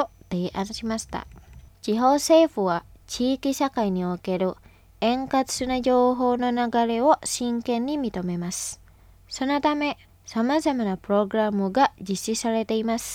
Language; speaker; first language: Japanese; non-native, fluent; Indonesian